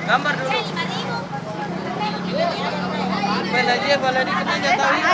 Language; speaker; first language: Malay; non-native, local second language; Buginese